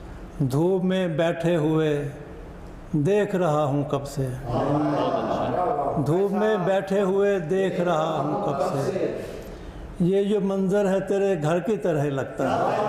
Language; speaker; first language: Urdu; non-native, local second language; Punjabi